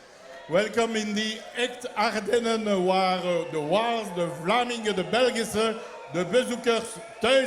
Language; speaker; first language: Dutch; non-native, local second language; French